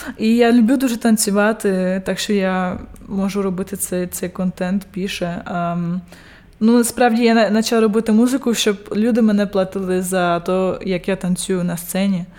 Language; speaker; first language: Ukrainian; early bilingual, heritage; Ukrainian